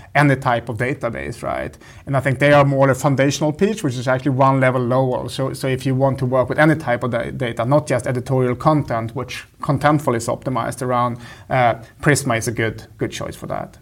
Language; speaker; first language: English; non-native, fluent; Swedish